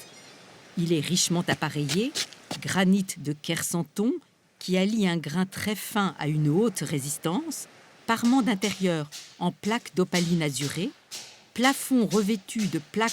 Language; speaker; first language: French; native; French